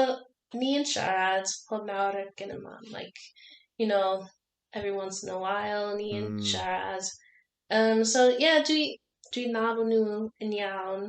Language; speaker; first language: Welsh; non-native, learner; English